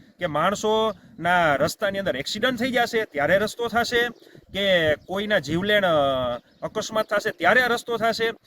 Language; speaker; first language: Gujarati; native; Gujarati